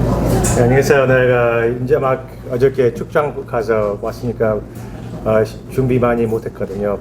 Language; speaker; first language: Korean; early bilingual, heritage; Korean